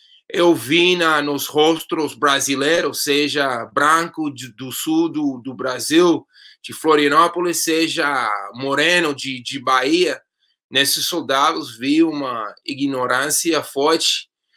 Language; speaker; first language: Portuguese; non-native, fluent; English